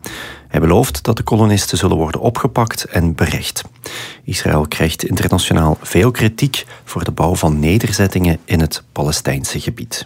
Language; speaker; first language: Dutch; native; Dutch